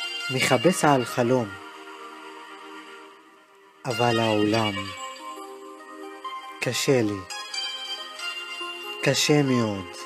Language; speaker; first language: Hebrew; non-native, local second language; Arabic